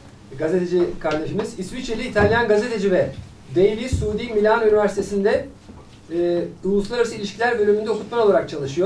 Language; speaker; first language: Turkish; native; Turkish